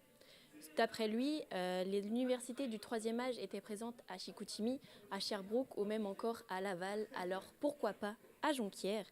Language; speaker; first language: French; native; French